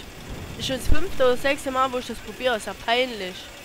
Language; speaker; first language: German; native; German